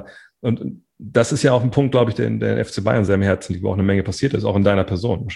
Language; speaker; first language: German; native; German